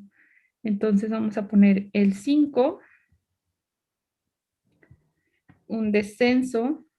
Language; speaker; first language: Spanish; native; Spanish